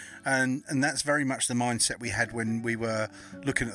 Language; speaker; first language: English; native; English